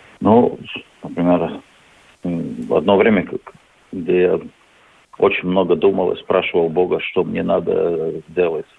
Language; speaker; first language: Russian; non-native, local second language; Latvian